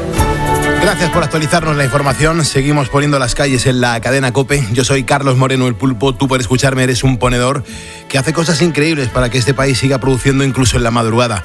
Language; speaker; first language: Spanish; native; Spanish